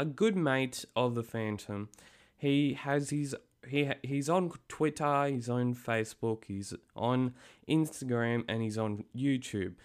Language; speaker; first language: English; native; English